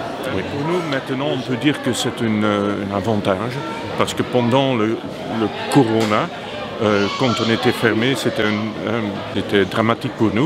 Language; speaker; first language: French; non-native, local second language; Dutch